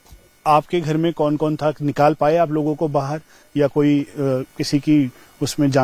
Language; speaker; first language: Hindi; native; Hindi